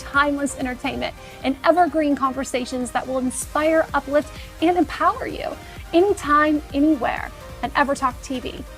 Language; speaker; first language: English; native; English